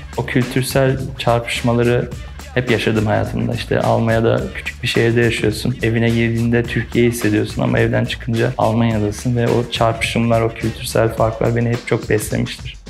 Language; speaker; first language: Turkish; early bilingual, heritage; Turkish